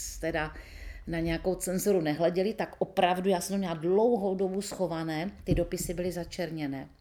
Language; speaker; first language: Czech; native; Czech